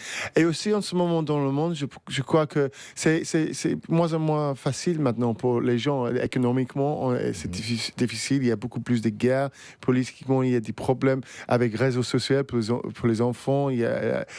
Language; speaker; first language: French; non-native, fluent; English